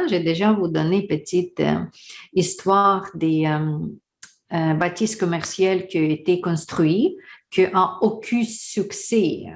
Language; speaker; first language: French; non-native, learner; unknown